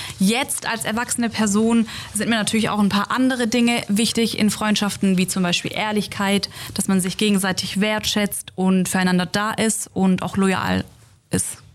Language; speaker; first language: German; native; German